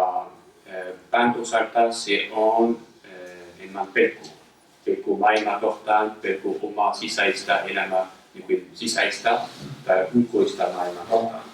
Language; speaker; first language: Finnish; non-native, fluent; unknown